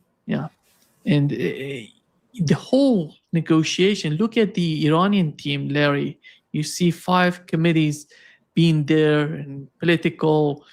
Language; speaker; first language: English; non-native, fluent; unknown